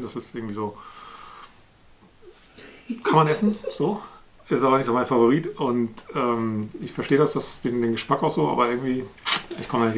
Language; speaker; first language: German; native; German